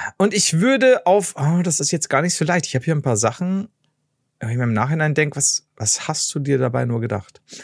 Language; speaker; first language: German; native; German